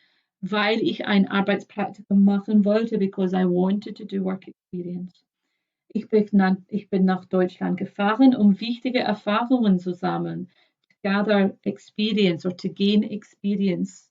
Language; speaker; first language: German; non-native, fluent; English